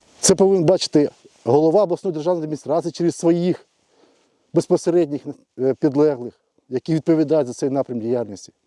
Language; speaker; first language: Ukrainian; non-native, local second language; Russian